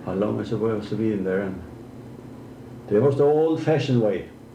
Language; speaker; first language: English; non-native, fluent; Swedish